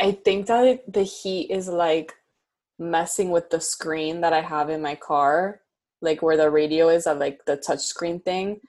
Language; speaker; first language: English; early bilingual, other home language; Spanish